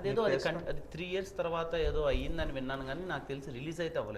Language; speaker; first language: Telugu; native; Telugu